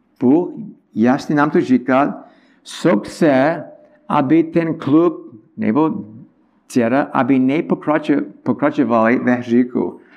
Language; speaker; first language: Czech; non-native, learner; English